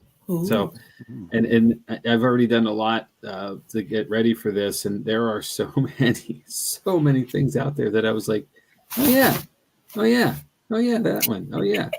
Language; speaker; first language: English; native; English